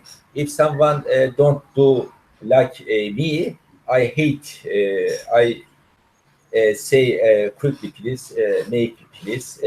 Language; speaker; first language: English; non-native, learner; Turkish